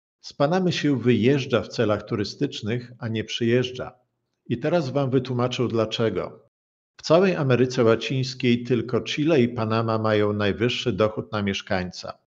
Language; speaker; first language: Polish; native; Polish